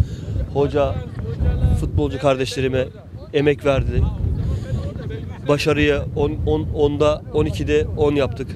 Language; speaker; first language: Turkish; native; Turkish